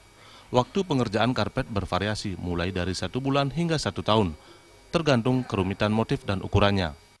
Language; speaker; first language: Indonesian; native; Indonesian